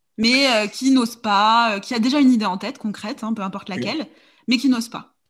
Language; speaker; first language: French; native; French